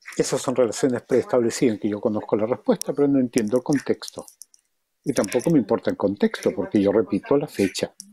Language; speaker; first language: Spanish; native; Spanish